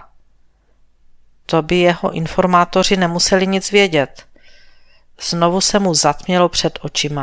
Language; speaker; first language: Czech; native; Czech